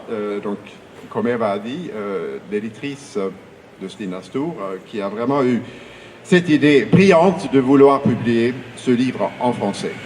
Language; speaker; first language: French; non-native, fluent; Swedish